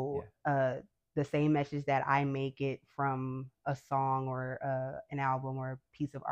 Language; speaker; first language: English; native; English